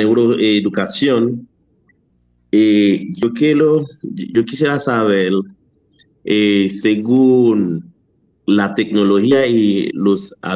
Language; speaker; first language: Spanish; non-native, learner; French